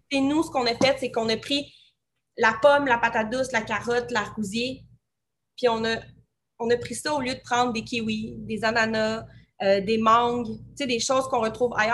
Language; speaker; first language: French; native; French